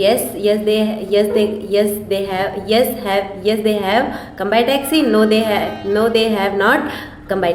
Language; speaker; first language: English; non-native, learner; Hindi